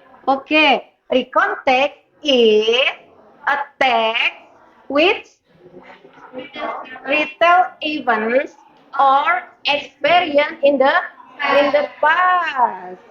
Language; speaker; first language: English; non-native, learner; Indonesian